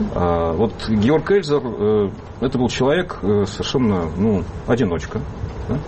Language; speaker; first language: Russian; native; Russian